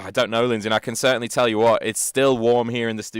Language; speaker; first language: English; native; English